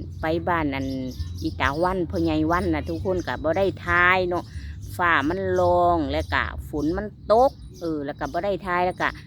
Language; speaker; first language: Thai; non-native, local second language; Lao